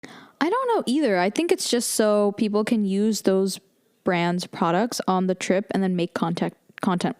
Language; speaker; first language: English; native; English